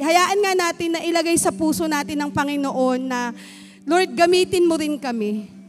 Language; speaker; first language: Filipino; native; Filipino